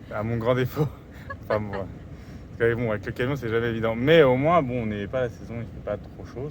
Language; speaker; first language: French; native; French